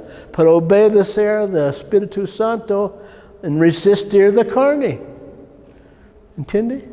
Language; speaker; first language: Spanish; non-native, learner; English